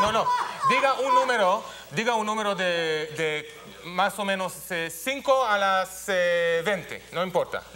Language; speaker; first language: Spanish; non-native, learner; Hebrew